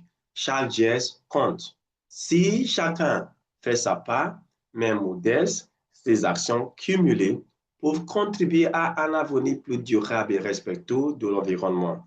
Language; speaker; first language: French; non-native, fluent; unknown